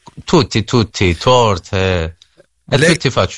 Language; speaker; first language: Italian; non-native, learner; Persian